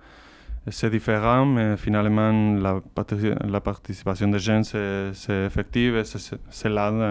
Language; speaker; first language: French; non-native, learner; Spanish